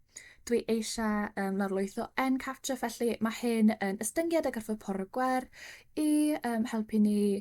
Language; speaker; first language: Welsh; non-native, local second language; English